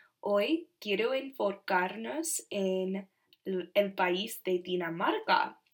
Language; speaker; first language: Spanish; non-native, learner; English